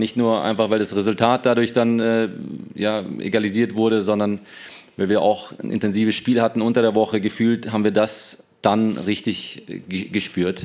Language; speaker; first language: German; native; German